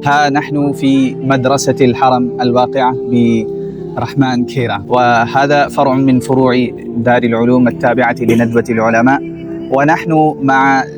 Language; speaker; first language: Arabic; non-native, fluent; Urdu